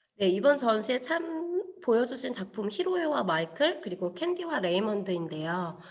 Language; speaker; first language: Korean; native; Korean